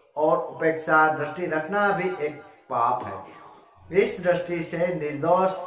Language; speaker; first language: Hindi; non-native, local second language; Gujarati